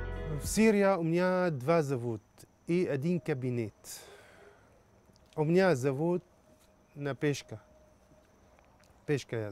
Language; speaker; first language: Russian; non-native, learner; Arabic